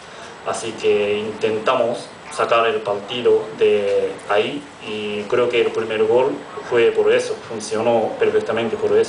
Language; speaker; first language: Spanish; non-native, fluent; Japanese